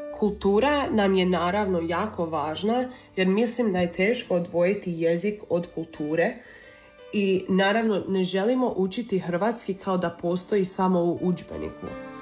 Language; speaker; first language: Serbian; early bilingual, heritage; Croatian